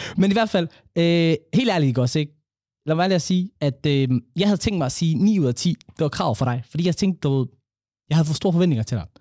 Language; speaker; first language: Danish; early bilingual, other home language; Somali